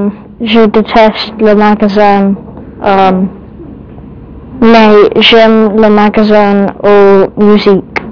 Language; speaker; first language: French; non-native, learner; English